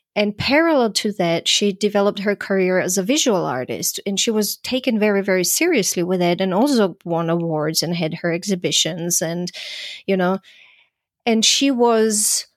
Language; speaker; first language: English; non-native, fluent; Croatian